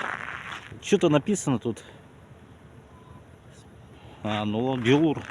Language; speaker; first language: Russian; native; Russian